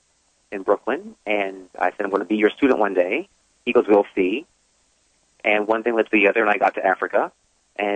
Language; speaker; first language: English; native; English